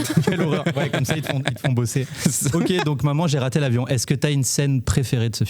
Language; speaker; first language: French; native; French